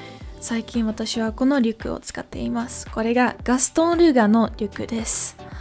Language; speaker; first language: Japanese; non-native, learner; Dutch